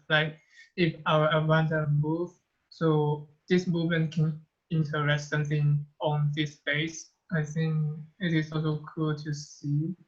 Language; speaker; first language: English; non-native, fluent; Chinese